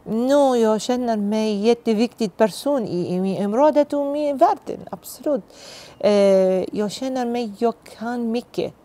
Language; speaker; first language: Swedish; non-native, learner; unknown